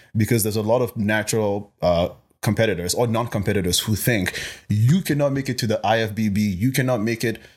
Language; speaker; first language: English; non-native, local second language; Yoruba